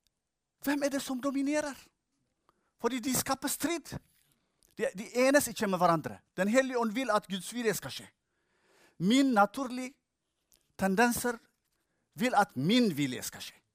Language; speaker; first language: Norwegian; non-native, fluent; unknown